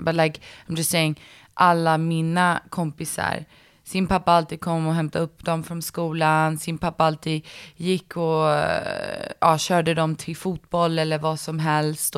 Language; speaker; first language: Swedish; early bilingual, other home language; English